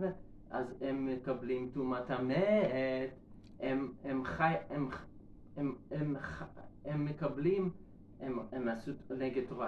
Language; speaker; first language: Hebrew; non-native, learner; Russian